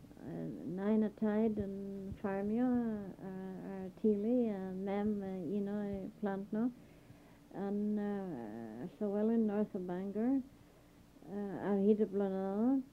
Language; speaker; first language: Welsh; early bilingual, heritage; Welsh